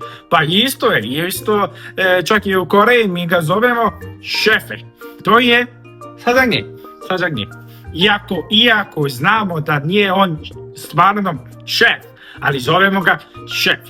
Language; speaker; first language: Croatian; non-native, fluent; Korean